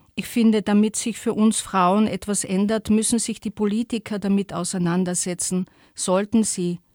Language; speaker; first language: German; native; German